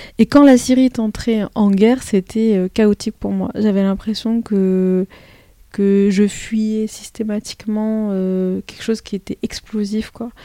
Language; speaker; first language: French; early bilingual, other home language; Arabic